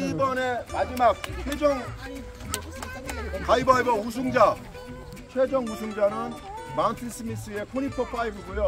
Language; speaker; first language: Korean; native; Korean